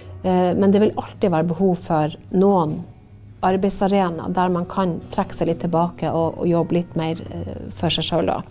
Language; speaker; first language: Norwegian; native; Norwegian